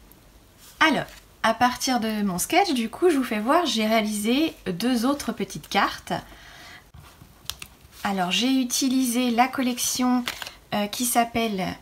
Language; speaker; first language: French; native; French